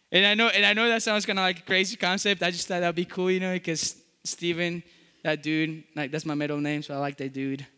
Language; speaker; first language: English; non-native, fluent; Spanish